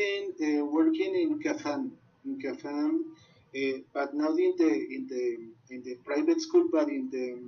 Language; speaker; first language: English; non-native, learner; Spanish